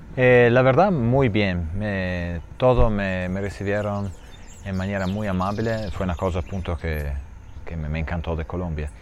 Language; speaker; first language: Spanish; non-native, learner; Italian